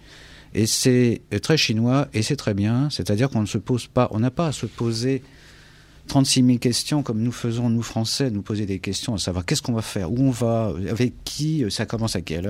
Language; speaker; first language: French; native; French